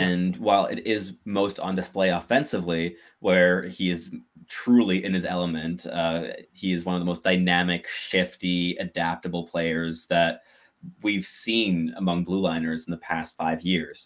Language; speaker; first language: English; native; English